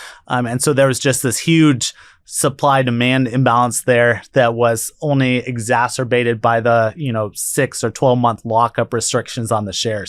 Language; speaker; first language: English; native; English